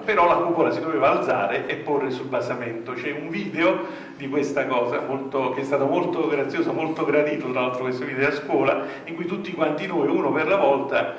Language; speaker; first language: Italian; native; Italian